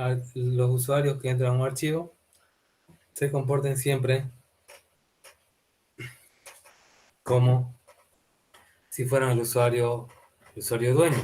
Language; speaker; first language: Spanish; native; Spanish